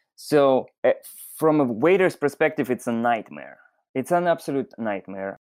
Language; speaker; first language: English; non-native, fluent; Russian